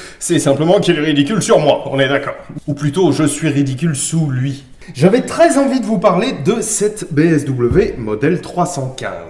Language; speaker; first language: French; native; French